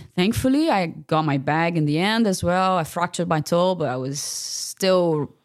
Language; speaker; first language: English; non-native, fluent; Portuguese